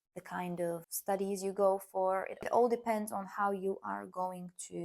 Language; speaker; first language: English; non-native, fluent; Bulgarian